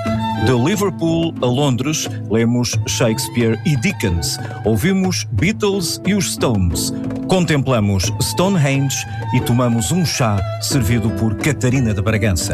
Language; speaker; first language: Portuguese; native; Portuguese